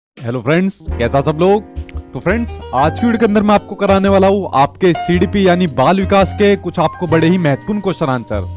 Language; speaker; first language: Hindi; native; Hindi